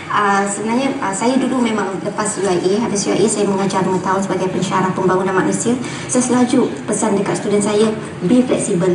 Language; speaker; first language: Malay; native; Malay